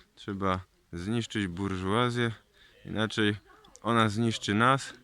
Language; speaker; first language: Polish; native; Polish